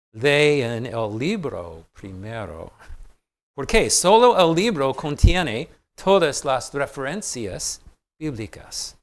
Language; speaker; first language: Spanish; non-native, fluent; English